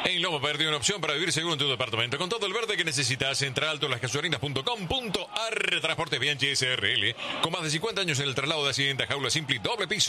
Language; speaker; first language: Spanish; native; Spanish